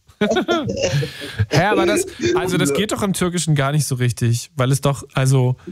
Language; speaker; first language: German; native; German